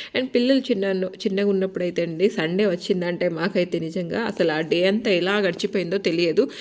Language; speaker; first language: Telugu; native; Telugu